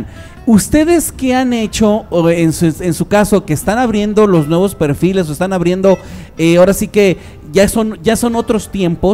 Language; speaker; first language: Spanish; native; Spanish